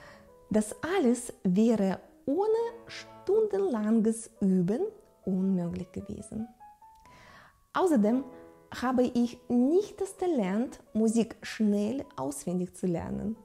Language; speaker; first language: German; non-native, fluent; Russian